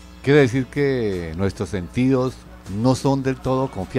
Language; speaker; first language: Spanish; native; Spanish